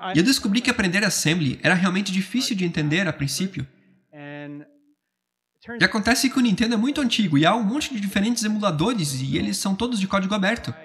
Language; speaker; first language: Portuguese; non-native, fluent; English